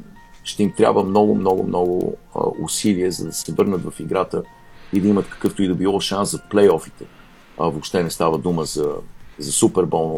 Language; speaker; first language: Bulgarian; native; Bulgarian